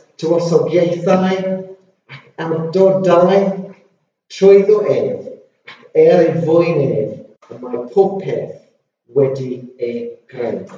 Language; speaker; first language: Welsh; non-native, local second language; English